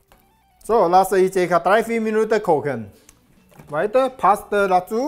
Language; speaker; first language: German; non-native, learner; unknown